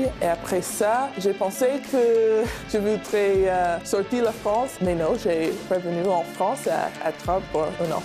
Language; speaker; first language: French; non-native, fluent; English